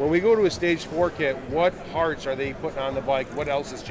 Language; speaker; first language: English; native; English